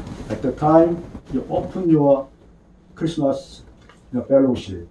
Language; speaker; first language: English; non-native, learner; Korean